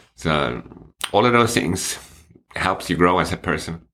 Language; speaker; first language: English; non-native, fluent; Swedish